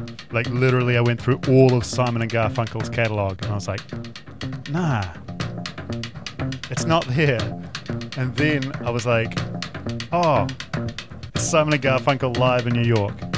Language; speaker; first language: English; native; English